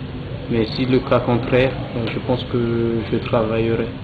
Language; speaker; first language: French; non-native, local second language; Malagasy